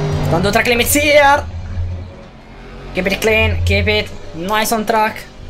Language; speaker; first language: English; non-native, fluent; Italian